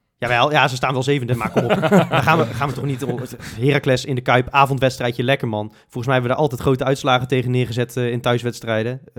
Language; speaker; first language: Dutch; native; Dutch